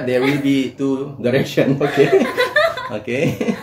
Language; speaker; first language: English; non-native, learner; Indonesian